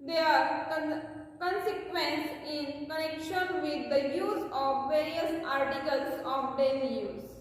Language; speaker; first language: English; non-native, local second language; Marathi